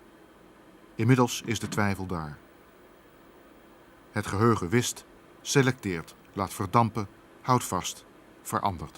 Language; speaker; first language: Dutch; native; Dutch